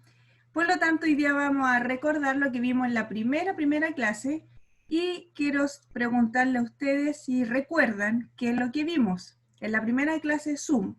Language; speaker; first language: Spanish; native; Spanish